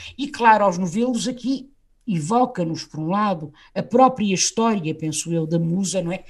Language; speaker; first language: Portuguese; native; Portuguese